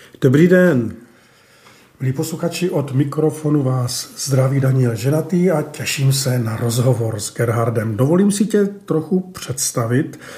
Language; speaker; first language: Czech; native; Czech